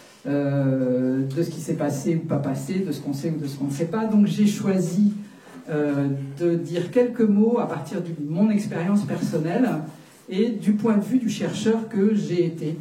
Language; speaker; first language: French; native; French